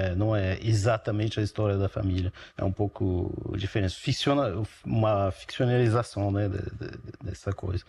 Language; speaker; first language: Portuguese; early bilingual, heritage; French